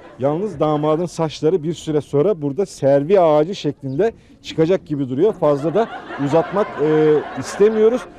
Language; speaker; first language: Turkish; native; Turkish